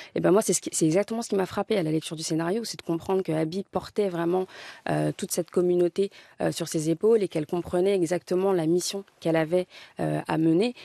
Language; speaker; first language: French; native; French